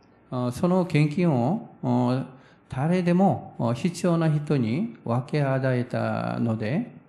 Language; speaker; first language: Japanese; non-native, fluent; Korean